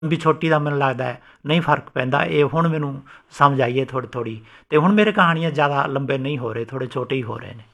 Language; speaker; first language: Punjabi; non-native, local second language; Rajasthani